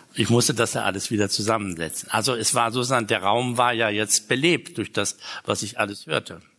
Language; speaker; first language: German; native; German